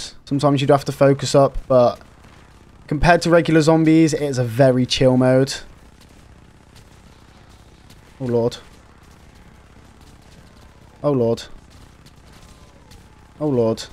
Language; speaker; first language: English; native; English